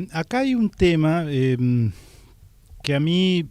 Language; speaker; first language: Spanish; native; Spanish